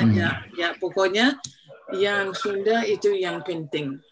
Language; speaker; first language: Indonesian; non-native, fluent; English